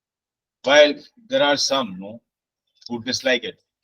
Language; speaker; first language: English; non-native, local second language; Hindi